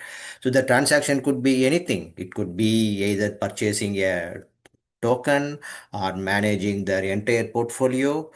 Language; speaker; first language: English; non-native, local second language; Tamil